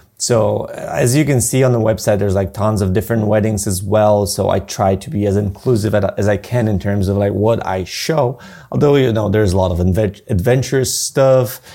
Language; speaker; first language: English; non-native, fluent; Polish